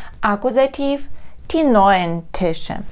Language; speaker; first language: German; non-native, fluent; Ukrainian